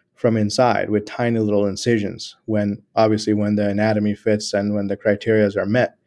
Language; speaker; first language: English; non-native, local second language; Gujarati